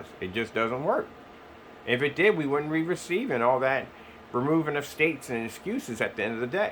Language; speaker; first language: English; native; English